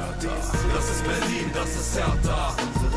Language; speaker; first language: German; non-native, learner; Italian